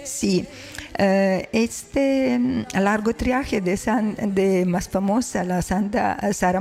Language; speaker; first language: Spanish; non-native, fluent; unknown